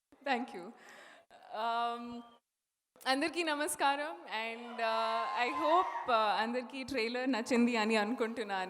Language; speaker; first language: Telugu; non-native, learner; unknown